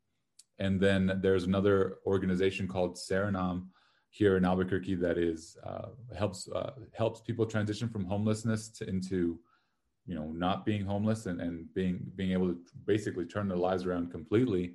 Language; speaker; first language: English; native; English